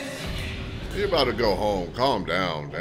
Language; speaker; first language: English; native; English